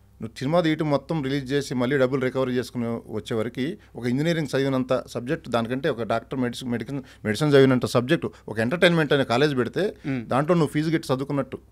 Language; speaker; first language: Telugu; native; Telugu